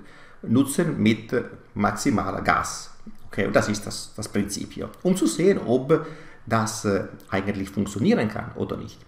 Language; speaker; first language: German; non-native, fluent; Italian